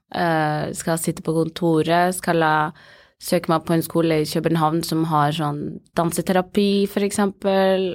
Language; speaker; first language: Norwegian; early bilingual, other home language; Somali